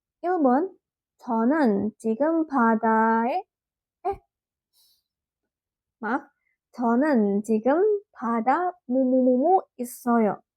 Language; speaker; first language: Korean; non-native, fluent; Indonesian